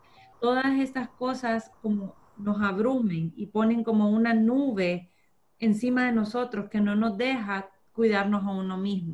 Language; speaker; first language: Spanish; early bilingual, heritage; Spanish